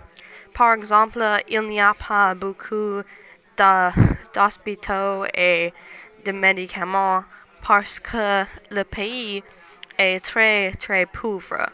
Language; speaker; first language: French; non-native, learner; English